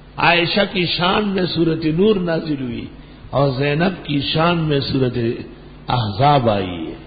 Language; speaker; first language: Urdu; non-native, local second language; Pashto